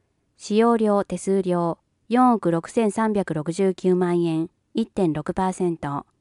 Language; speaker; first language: Japanese; native; Japanese